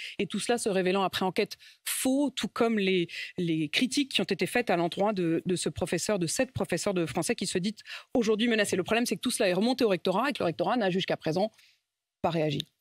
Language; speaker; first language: French; native; French